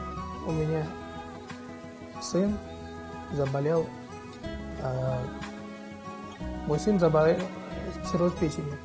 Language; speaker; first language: Russian; non-native, fluent; Uzbek